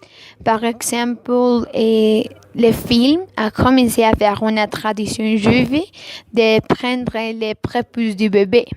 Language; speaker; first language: French; non-native, learner; Spanish